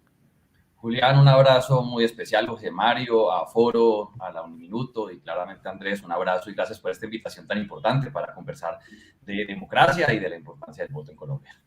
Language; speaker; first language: Spanish; native; Spanish